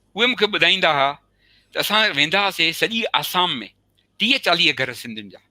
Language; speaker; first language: Sindhi; early bilingual, heritage; Sindhi